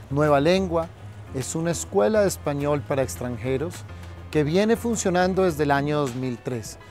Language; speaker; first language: Spanish; native; Spanish